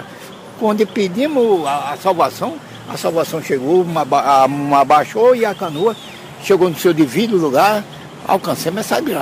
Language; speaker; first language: Portuguese; native; Portuguese